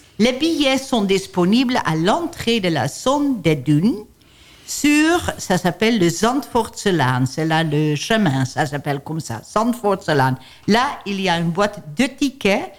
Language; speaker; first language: French; non-native, learner; Dutch